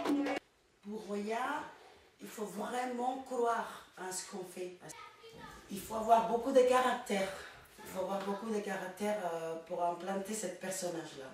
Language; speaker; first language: French; non-native, fluent; Spanish